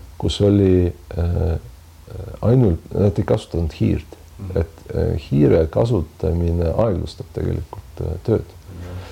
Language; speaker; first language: Estonian; non-native, local second language; Russian